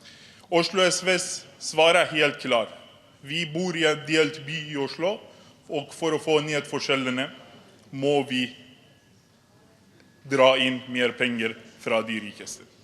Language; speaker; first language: Norwegian; non-native, fluent; Persian